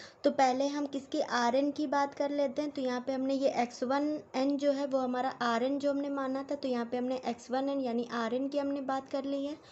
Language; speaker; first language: Hindi; native; Hindi